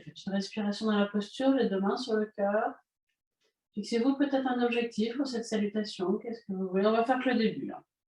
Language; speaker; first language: French; native; French